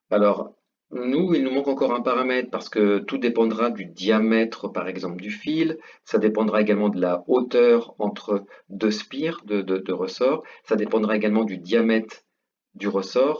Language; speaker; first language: French; native; French